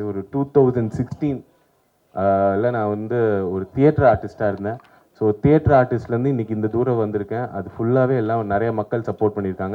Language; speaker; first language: Tamil; native; Tamil